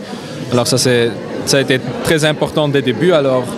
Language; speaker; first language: French; non-native, local second language; Dutch